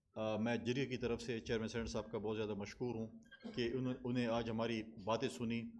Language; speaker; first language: Urdu; non-native, local second language; Pashto